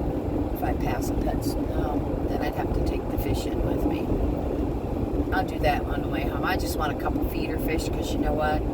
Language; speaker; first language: English; native; English